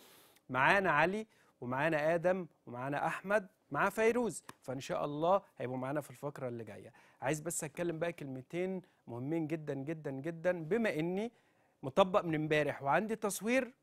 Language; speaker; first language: Arabic; native; Arabic